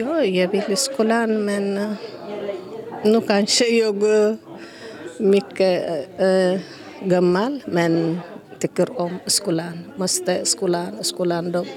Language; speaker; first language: Swedish; non-native, learner; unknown